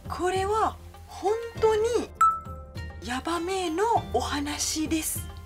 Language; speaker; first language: Japanese; non-native, fluent; Malay